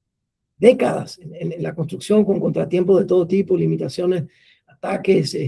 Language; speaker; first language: Spanish; native; Spanish